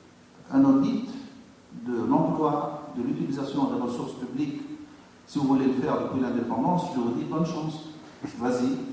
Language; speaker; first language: French; non-native, local second language; Arabic